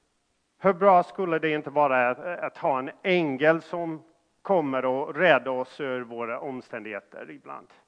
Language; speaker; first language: Swedish; non-native, fluent; English